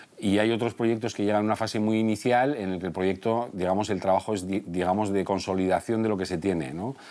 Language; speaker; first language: Spanish; native; Spanish